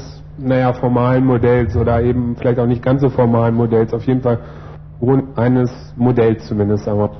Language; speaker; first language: German; native; German